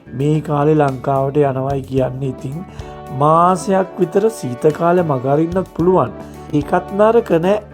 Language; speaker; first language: Sinhala; native; Sinhala